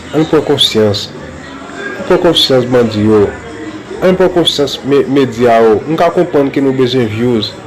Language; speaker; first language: Haitian Creole; native; Haitian Creole